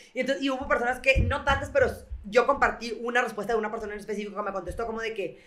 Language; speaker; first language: Spanish; native; Spanish